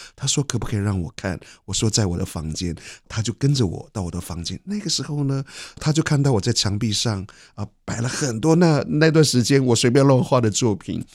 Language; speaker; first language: Chinese; native; Chinese